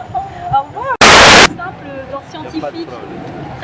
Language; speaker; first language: French; native; French